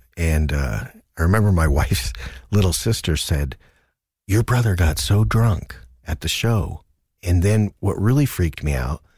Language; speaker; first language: English; native; English